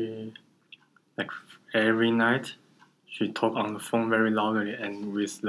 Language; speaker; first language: English; non-native, learner; Chinese